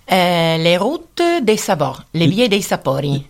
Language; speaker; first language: French; non-native, learner; Italian